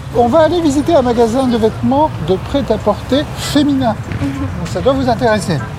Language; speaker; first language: French; native; French